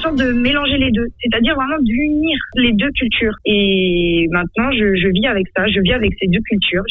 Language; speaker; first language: French; non-native, local second language; Malagasy